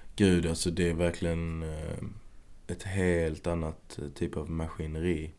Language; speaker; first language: Swedish; early bilingual, other home language; Arabic